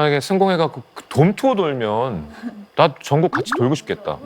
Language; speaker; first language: Korean; native; Korean